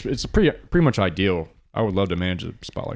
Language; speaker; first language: English; native; English